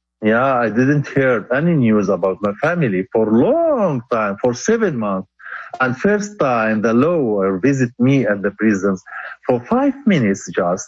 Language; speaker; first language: English; non-native, local second language; Arabic